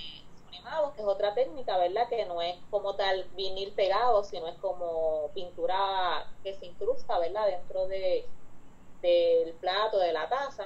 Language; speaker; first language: Spanish; native; Spanish